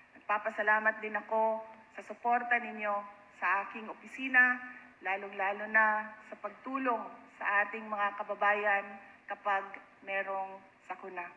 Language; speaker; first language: Filipino; non-native, local second language; Cebuano